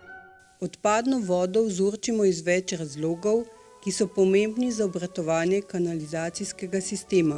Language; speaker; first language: Slovenian; native; Slovenian